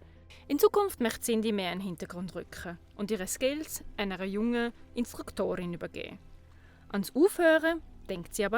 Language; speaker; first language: German; native; German